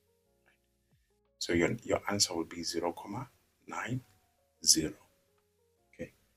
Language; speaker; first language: English; non-native, local second language; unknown